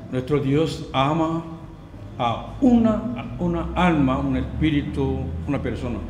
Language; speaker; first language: Spanish; non-native, learner; Korean